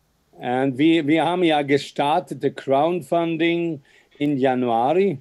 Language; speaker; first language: German; non-native, fluent; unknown